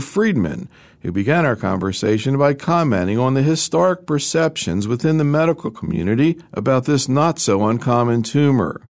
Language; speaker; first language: English; native; English